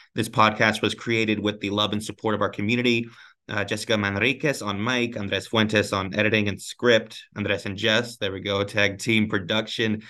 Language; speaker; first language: English; early bilingual, other home language; Spanish